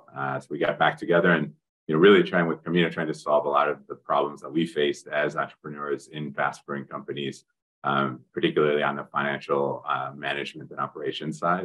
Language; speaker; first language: English; native; English